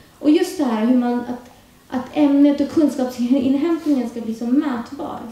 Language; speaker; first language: Swedish; early bilingual, other home language; Urdu